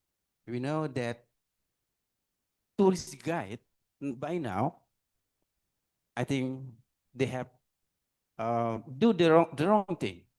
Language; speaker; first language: English; non-native, learner; Indonesian